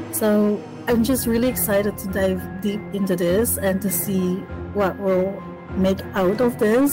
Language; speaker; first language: English; non-native, local second language; Filipino